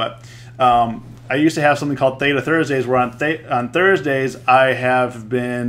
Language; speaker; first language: English; native; English